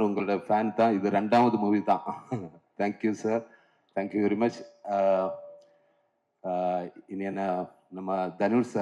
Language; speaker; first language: Tamil; non-native, fluent; Malayalam